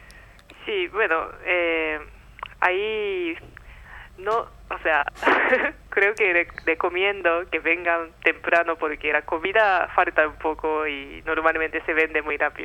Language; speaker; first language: Spanish; non-native, fluent; Japanese